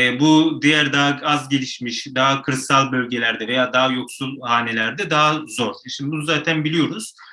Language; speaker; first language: Turkish; native; Turkish